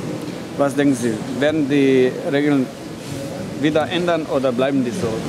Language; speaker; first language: German; non-native, learner; Russian